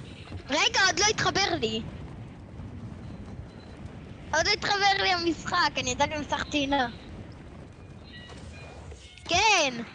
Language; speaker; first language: Hebrew; native; Hebrew